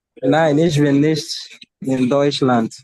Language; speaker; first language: German; non-native, learner; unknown